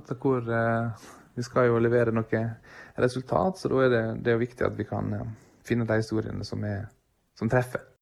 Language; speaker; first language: Norwegian; native; Norwegian